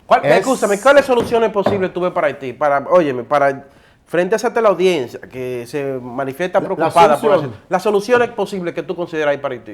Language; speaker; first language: Spanish; native; Spanish